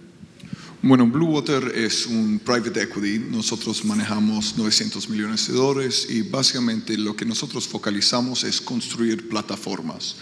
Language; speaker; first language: Spanish; non-native, fluent; English